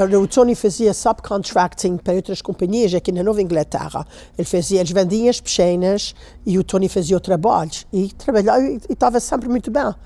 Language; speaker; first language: Portuguese; native; Portuguese